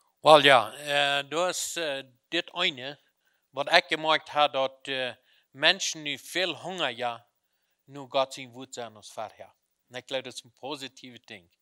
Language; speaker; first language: German; non-native, learner; Plautdietsch